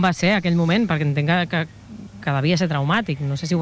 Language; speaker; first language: Catalan; native; Catalan